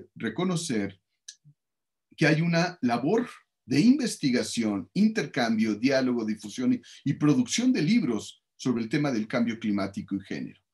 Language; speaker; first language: Spanish; native; Spanish